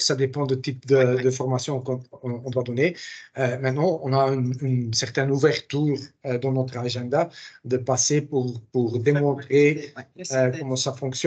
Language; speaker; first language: French; non-native, local second language; Dutch